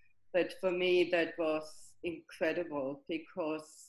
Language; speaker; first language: English; non-native, fluent; German